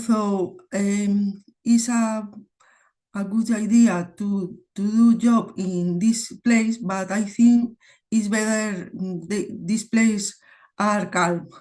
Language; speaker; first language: English; non-native, learner; Spanish